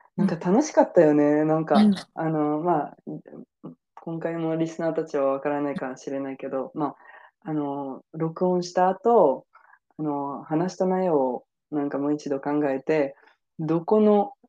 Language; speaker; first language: Japanese; non-native, fluent; French